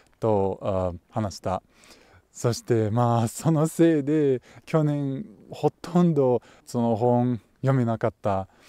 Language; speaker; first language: Japanese; non-native, fluent; Russian